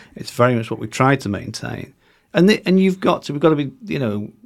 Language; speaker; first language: English; native; English